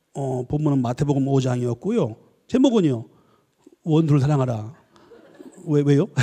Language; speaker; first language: Korean; native; Korean